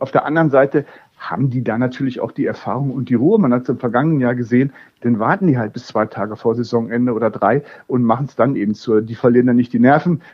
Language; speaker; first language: German; native; German